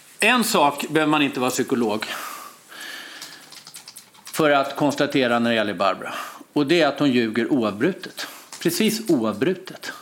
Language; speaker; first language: Swedish; native; Swedish